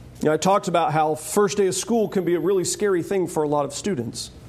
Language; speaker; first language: English; native; English